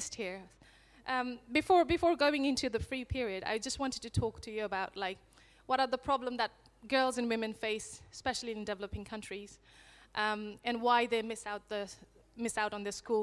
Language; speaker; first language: English; non-native, local second language; Nepali